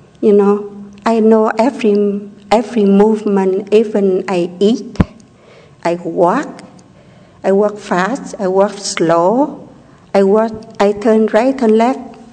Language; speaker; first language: English; non-native, learner; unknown